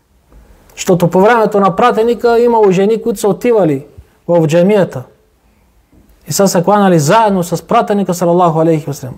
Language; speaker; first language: Bulgarian; non-native, local second language; Turkish